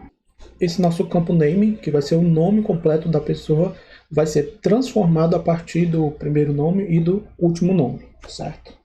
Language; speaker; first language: Portuguese; native; Portuguese